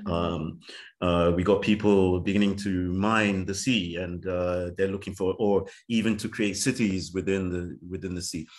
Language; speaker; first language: English; native; English